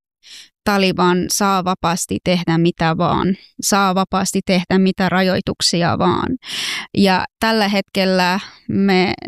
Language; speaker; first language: Finnish; non-native, fluent; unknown